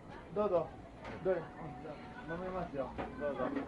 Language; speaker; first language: Japanese; native; Japanese